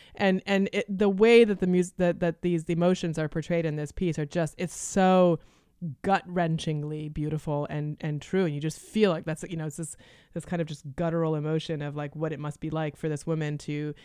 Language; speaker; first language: English; early bilingual, other home language; Lithuanian